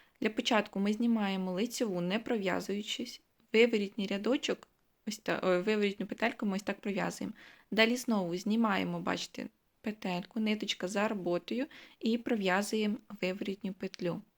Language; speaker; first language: Ukrainian; native; Ukrainian